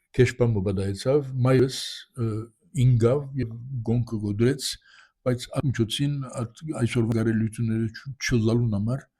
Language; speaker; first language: Armenian; native; Armenian